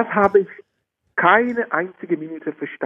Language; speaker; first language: German; non-native, fluent; Czech